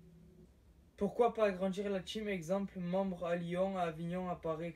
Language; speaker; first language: French; native; French